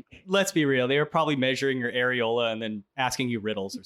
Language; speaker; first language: English; native; English